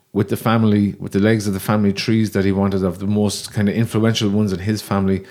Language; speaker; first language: English; native; English